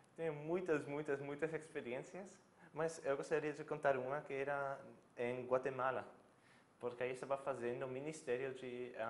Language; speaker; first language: Portuguese; non-native, fluent; German